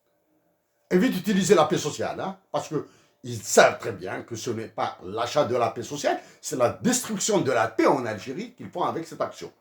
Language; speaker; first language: French; native; French